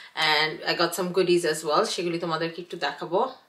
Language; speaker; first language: English; early bilingual, other home language; Bangla